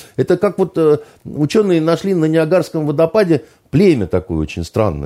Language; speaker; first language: Russian; native; Russian